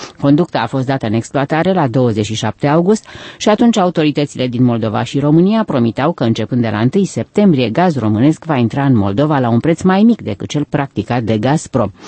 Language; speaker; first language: Romanian; native; Romanian